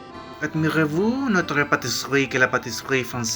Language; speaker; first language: French; non-native, learner; Spanish